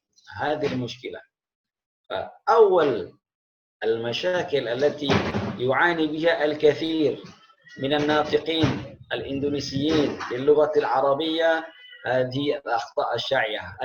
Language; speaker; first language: Arabic; non-native, fluent; Indonesian